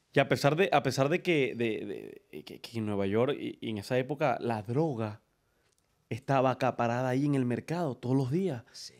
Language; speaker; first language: Spanish; native; Spanish